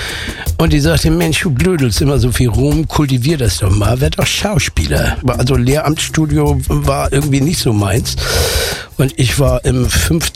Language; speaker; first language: German; native; German